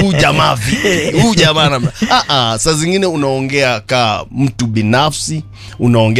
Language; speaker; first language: Swahili; native; Swahili